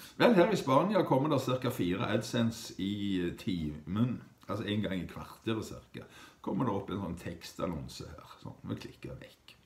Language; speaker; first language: Norwegian; native; Norwegian